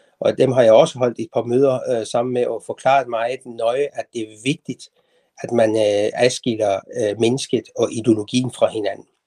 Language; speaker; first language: Danish; non-native, fluent; Persian